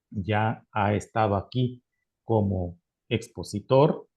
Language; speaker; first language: Spanish; native; Spanish